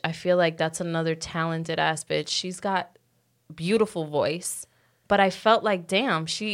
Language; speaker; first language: English; early bilingual, other home language; Spanish